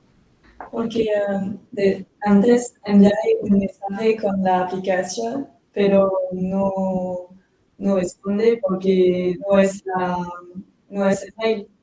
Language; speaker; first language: Spanish; non-native, learner; French